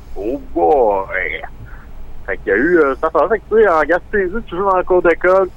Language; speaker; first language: French; native; French